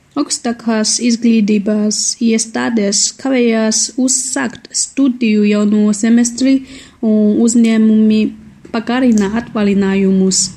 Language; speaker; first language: Latvian; non-native, learner; Chinese